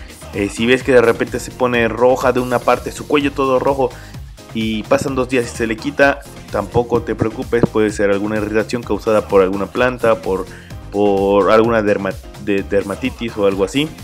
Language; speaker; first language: Spanish; native; Spanish